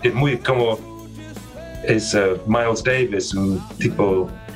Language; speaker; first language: Spanish; early bilingual, other home language; English